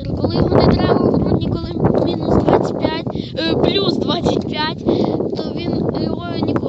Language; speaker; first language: Ukrainian; native; Ukrainian